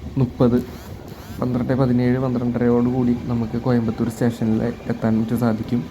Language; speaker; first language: Malayalam; native; Malayalam